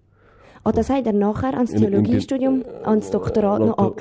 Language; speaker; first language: German; native; German